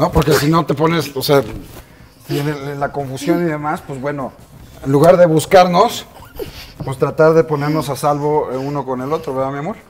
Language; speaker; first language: Spanish; native; Spanish